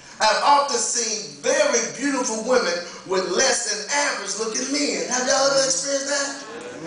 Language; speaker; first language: English; native; English